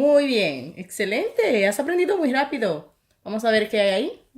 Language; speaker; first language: Spanish; native; Spanish